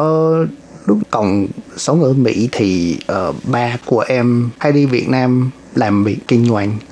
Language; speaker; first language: Vietnamese; non-native, learner; English